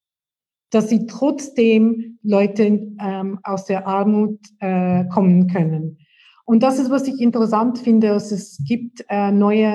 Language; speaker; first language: German; non-native, fluent; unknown